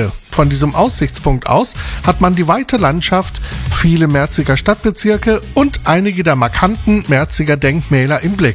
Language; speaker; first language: German; native; German